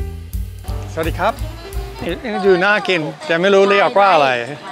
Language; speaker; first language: Thai; non-native, fluent; English